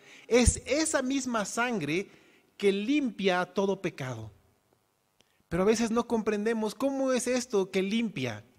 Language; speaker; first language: Spanish; native; Spanish